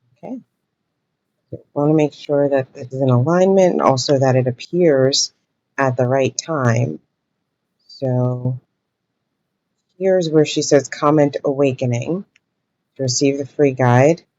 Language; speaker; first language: English; native; English